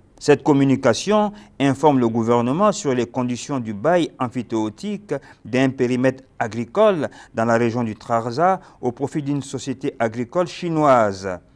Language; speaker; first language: French; non-native, local second language; Arabic